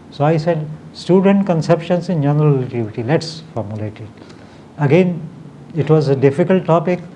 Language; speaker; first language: English; non-native, local second language; Marathi